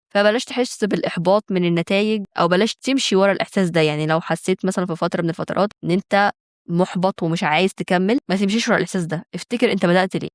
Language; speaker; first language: Arabic; native; Arabic